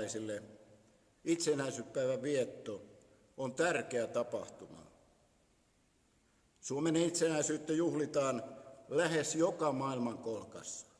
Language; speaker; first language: Finnish; native; Finnish